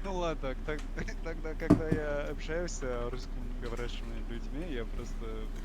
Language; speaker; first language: Russian; non-native, learner; English